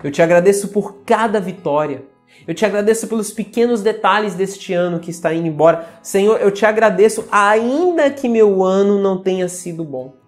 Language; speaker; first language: Portuguese; native; Portuguese